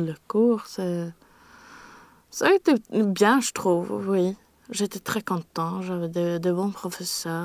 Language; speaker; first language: French; non-native, learner; Swedish